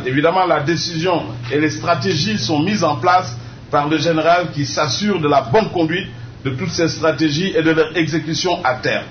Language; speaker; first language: French; native; French